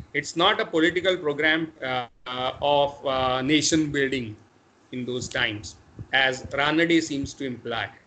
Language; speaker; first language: English; non-native, local second language; Marathi